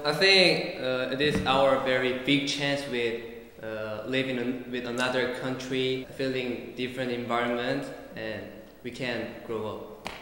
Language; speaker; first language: English; non-native, learner; Korean